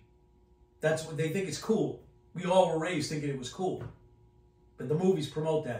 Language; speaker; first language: English; native; English